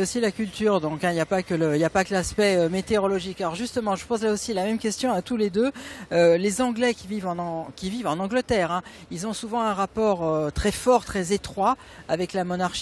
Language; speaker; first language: French; native; French